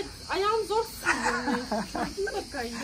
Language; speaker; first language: Turkish; early bilingual, heritage; Turkish